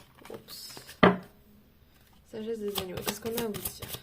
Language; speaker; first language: French; native; French